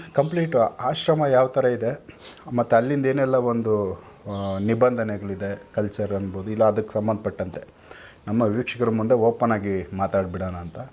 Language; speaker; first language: Kannada; native; Kannada